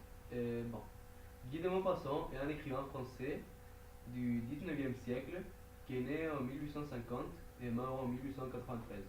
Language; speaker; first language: French; non-native, learner; Spanish